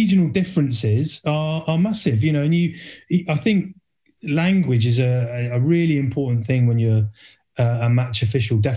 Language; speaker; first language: English; native; English